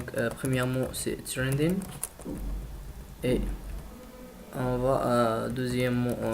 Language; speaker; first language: French; non-native, learner; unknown